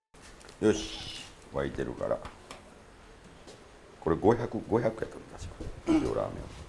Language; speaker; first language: Japanese; native; Japanese